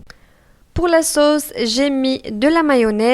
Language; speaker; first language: French; non-native, local second language; Arabic